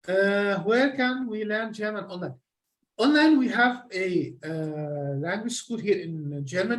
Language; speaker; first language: English; non-native, fluent; Arabic